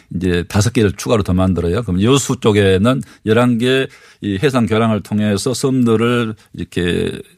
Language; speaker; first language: Korean; native; Korean